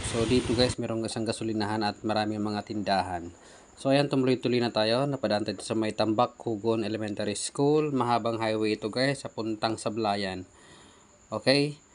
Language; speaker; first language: Filipino; native; Filipino